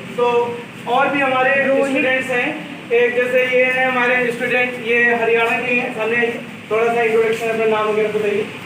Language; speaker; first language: Hindi; native; Hindi